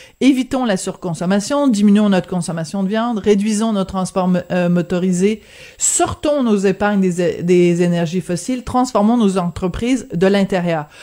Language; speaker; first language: French; native; French